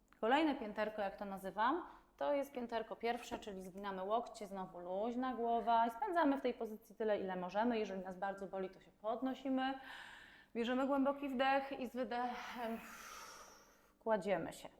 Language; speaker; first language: Polish; native; Polish